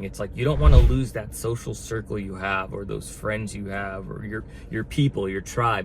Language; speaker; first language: English; native; English